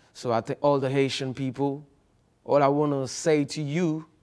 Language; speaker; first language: English; non-native, fluent; Haitian Creole